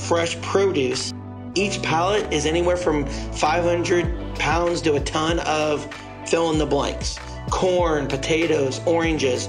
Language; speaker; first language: English; native; English